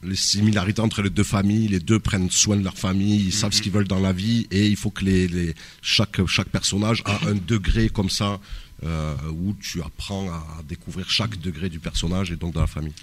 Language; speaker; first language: French; native; French